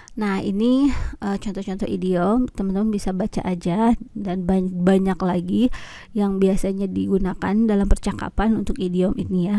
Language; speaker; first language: Indonesian; native; Indonesian